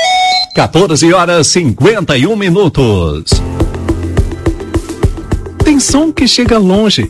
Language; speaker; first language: Portuguese; native; Portuguese